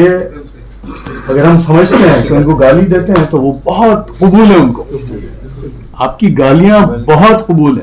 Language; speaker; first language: Hindi; native; Hindi